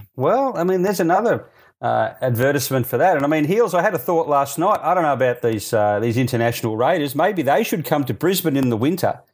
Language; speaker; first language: English; native; English